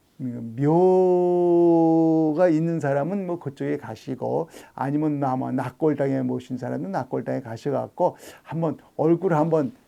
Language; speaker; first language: Korean; native; Korean